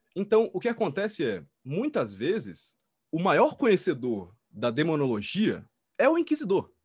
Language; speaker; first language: Portuguese; native; Portuguese